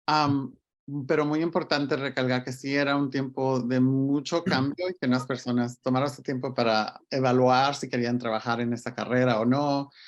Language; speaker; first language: Spanish; early bilingual, other home language; English